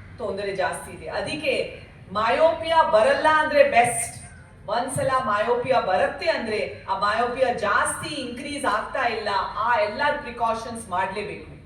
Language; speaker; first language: Kannada; non-native, learner; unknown